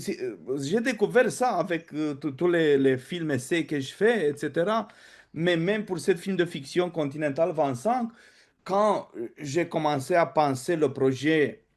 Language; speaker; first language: French; non-native, fluent; Romanian